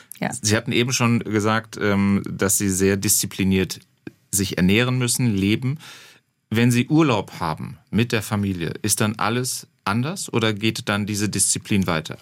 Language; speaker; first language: German; native; German